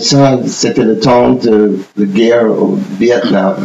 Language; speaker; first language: French; non-native, fluent; English